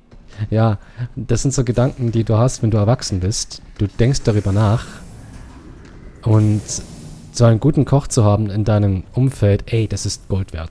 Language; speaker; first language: German; non-native, learner; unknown